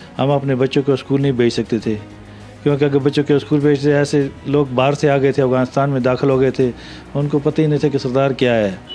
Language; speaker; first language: Hindi; non-native, fluent; Punjabi